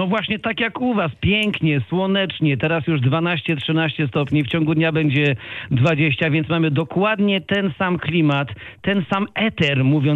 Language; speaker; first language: Polish; native; Polish